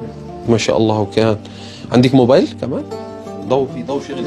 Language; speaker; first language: Arabic; native; Arabic